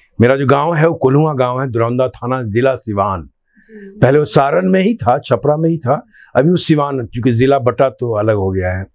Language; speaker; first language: Hindi; non-native, local second language; Bhojpuri